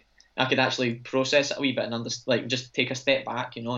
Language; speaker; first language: English; native; English